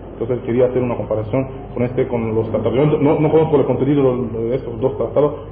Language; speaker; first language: Spanish; non-native, fluent; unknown